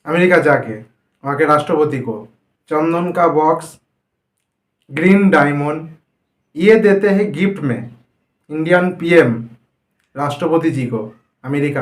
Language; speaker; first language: Hindi; non-native, fluent; Bangla